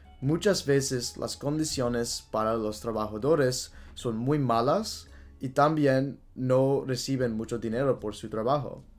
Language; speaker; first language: Spanish; non-native, learner; English